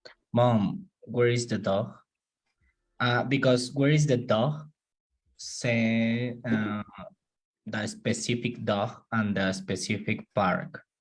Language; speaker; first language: English; non-native, learner; Spanish